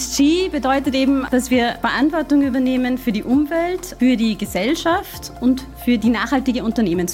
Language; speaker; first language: German; native; German